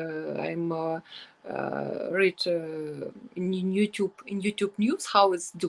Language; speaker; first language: English; non-native, learner; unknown